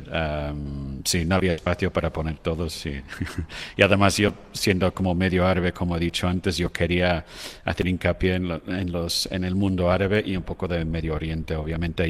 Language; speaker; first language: Spanish; non-native, fluent; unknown